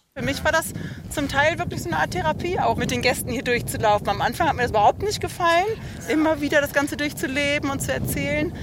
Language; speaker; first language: German; native; German